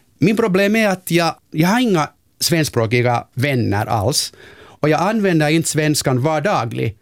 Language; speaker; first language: Swedish; non-native, local second language; Finnish